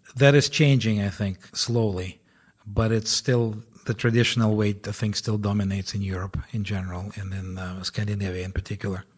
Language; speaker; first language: English; non-native, fluent; Ukrainian